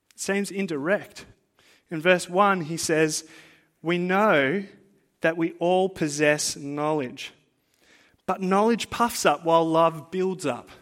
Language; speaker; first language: English; native; English